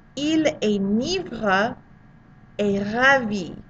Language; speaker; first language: French; non-native, fluent; English